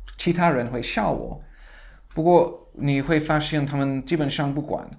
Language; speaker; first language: Chinese; non-native, fluent; English